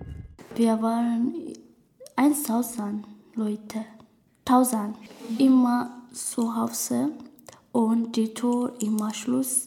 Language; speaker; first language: German; non-native, learner; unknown